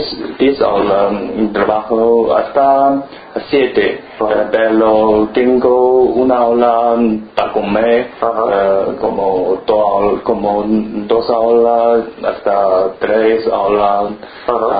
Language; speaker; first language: Spanish; non-native, learner; Chinese